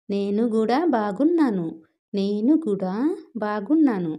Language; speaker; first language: Telugu; non-native, local second language; Odia